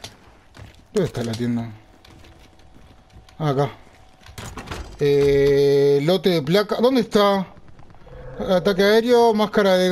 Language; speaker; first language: Spanish; native; Spanish